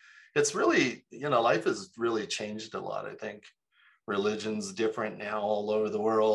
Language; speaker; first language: English; native; English